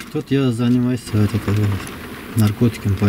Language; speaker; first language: Russian; non-native, learner; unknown